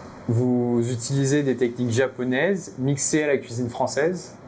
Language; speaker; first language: French; native; French